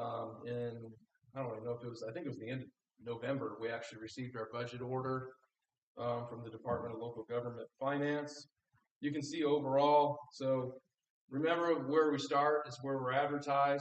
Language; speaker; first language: English; native; English